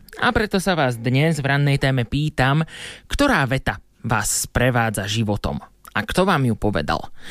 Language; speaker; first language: Slovak; native; Slovak